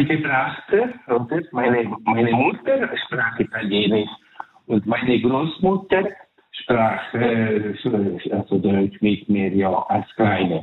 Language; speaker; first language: German; early bilingual, heritage; Italian